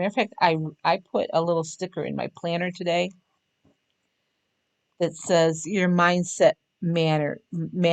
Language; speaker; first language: English; native; English